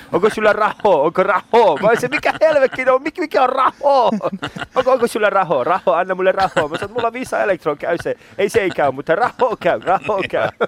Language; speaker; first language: Finnish; native; Finnish